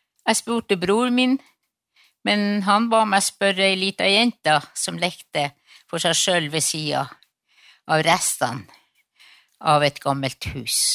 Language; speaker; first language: Norwegian; non-native, local second language; Northern Sami